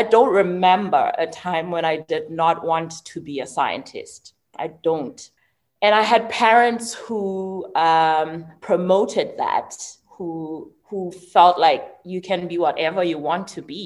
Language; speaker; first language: English; non-native, local second language; Xhosa